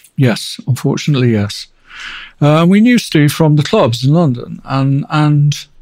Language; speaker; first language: English; native; English